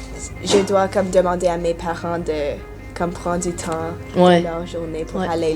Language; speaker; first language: French; non-native, local second language; English